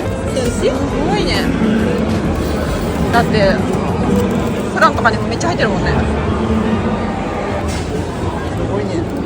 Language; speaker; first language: Japanese; native; Japanese